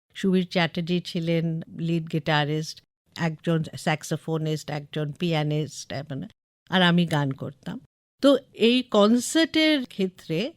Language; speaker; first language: Bangla; non-native, local second language; English